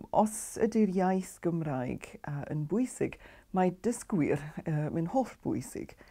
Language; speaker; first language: Welsh; non-native, learner; English